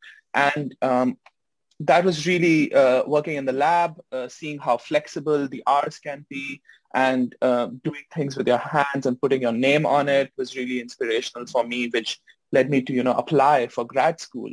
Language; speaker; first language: English; non-native, local second language; Hindi